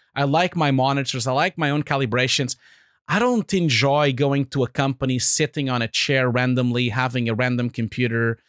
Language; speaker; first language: English; non-native, fluent; Portuguese